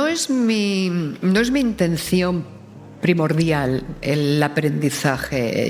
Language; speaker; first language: Spanish; native; Spanish